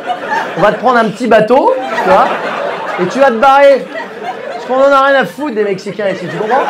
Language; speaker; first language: French; native; French